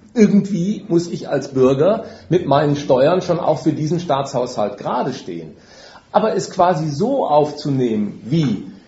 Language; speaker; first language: German; native; German